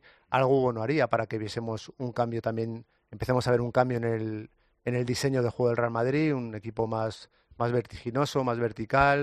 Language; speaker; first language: Spanish; native; Spanish